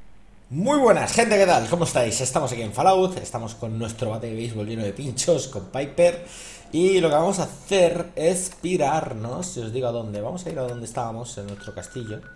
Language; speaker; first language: Spanish; native; Spanish